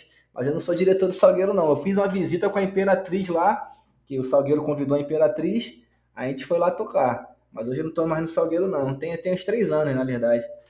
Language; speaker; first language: Portuguese; native; Portuguese